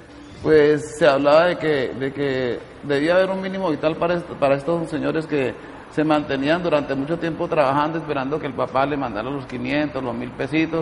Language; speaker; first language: Spanish; native; Spanish